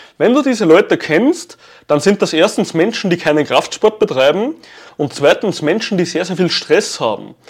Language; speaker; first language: German; native; German